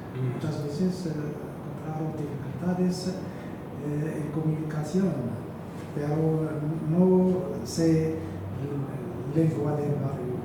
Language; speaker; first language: Spanish; non-native, learner; Arabic